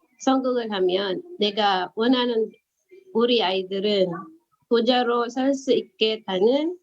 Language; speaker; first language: Korean; early bilingual, other home language; Filipino